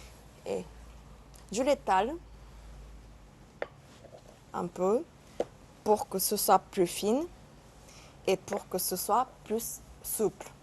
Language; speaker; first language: French; non-native, learner; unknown